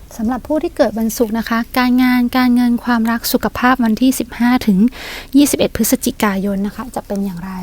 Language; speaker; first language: Thai; native; Thai